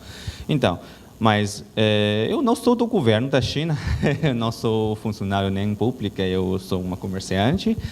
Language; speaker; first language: Portuguese; non-native, learner; Chinese